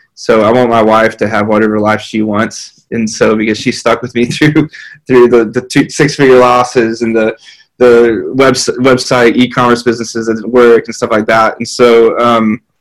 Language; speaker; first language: English; native; English